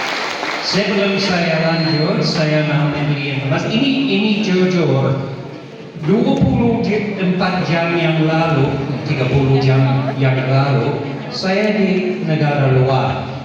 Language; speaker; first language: Indonesian; non-native, fluent; English